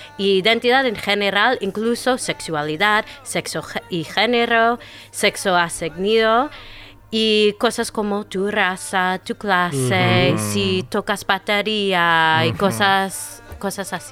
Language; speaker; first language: Spanish; non-native, fluent; English